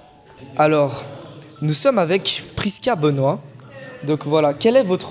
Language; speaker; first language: French; native; French